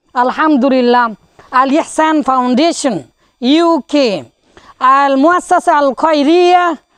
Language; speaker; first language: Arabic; non-native, fluent; Bangla